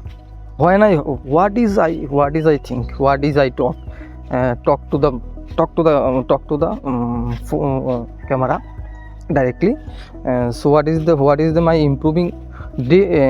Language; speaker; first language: English; non-native, learner; Hindi